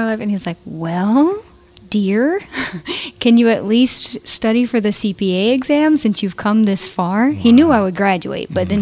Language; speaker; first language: English; native; English